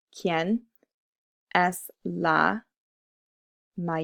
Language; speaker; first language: Spanish; non-native, fluent; English